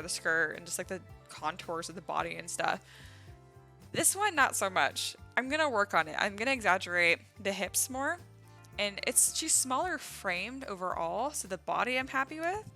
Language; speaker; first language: English; native; English